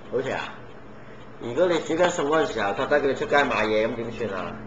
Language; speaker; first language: Cantonese; native; Cantonese